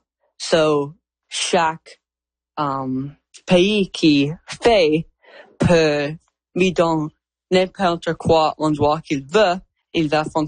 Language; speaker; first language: French; non-native, local second language; English